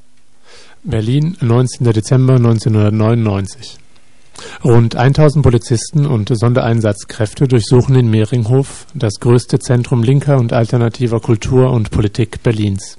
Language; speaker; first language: German; native; German